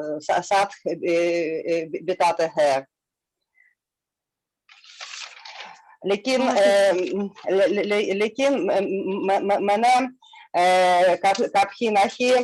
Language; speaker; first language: Hindi; non-native, learner; Russian